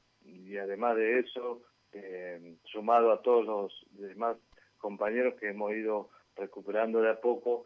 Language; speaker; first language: Spanish; native; Spanish